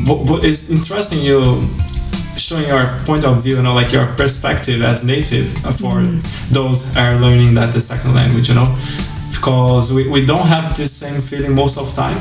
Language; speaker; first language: English; non-native, fluent; Portuguese